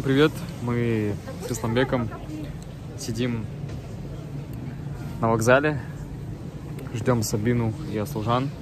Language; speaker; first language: Russian; native; Russian